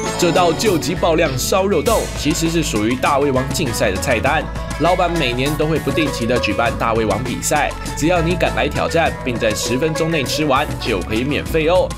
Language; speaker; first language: Chinese; native; Chinese